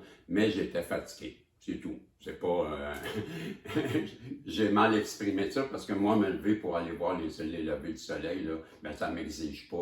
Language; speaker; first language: French; native; French